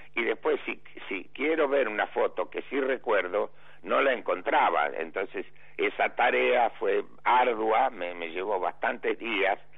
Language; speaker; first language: Spanish; native; Spanish